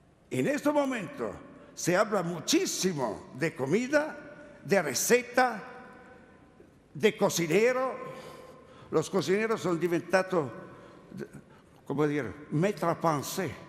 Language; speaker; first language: Spanish; non-native, learner; Italian